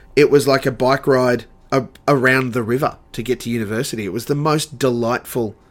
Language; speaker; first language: English; native; English